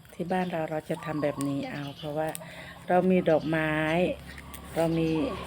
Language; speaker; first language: Thai; non-native, local second language; Khmer